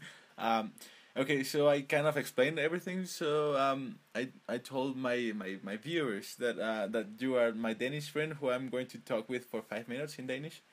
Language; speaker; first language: English; non-native, fluent; Spanish